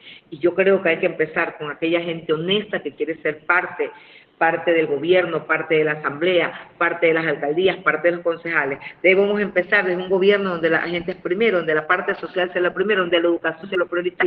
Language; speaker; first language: Spanish; native; Spanish